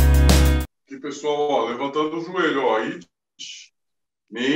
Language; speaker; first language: Portuguese; native; Portuguese